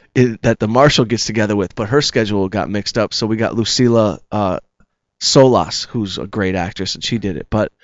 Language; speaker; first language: English; native; English